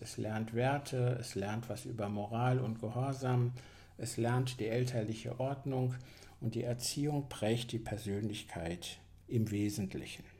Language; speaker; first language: German; native; German